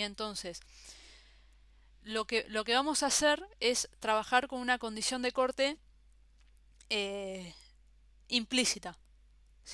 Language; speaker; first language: Spanish; native; Spanish